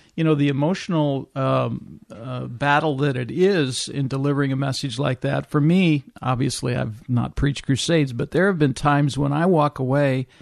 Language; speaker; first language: English; native; English